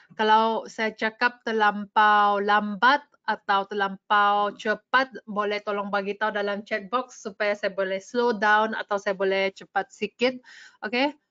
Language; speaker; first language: Malay; non-native, local second language; English